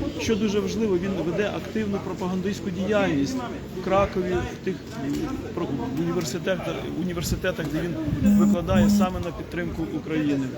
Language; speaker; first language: Ukrainian; native; Ukrainian